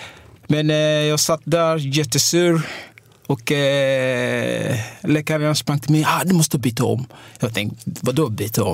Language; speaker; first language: Swedish; non-native, fluent; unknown